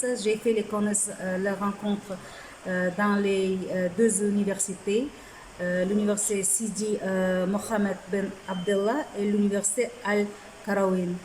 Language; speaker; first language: French; non-native, fluent; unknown